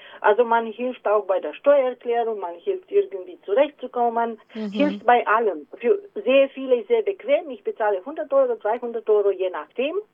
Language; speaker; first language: German; non-native, fluent; Romanian